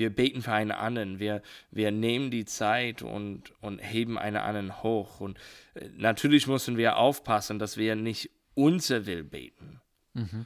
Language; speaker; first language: German; non-native, learner; English